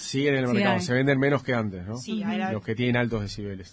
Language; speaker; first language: Spanish; native; Spanish